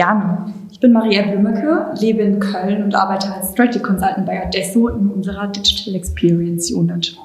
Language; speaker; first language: German; native; German